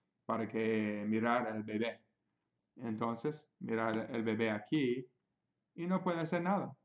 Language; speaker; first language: Spanish; non-native, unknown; English